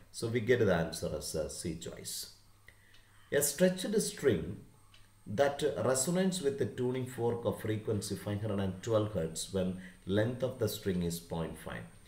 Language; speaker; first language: English; non-native, local second language; Malayalam